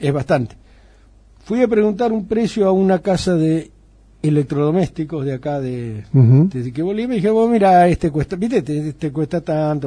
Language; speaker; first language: Spanish; native; Spanish